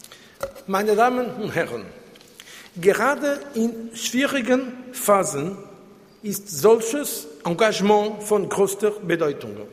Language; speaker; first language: German; non-native, fluent; Portuguese